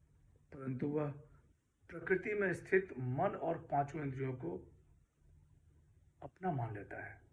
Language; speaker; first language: Hindi; native; Hindi